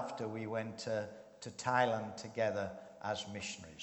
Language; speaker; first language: English; native; English